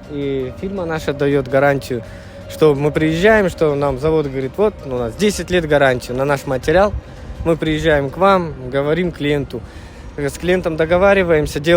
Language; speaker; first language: Russian; native; Russian